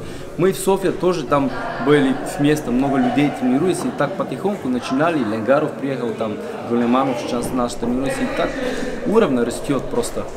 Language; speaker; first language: Russian; non-native, learner; Bulgarian